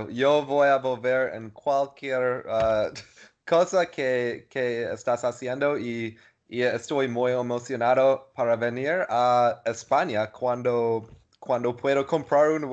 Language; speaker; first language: Spanish; non-native, learner; English